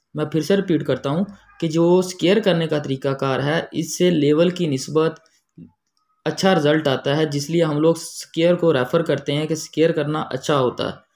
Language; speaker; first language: Hindi; native; Hindi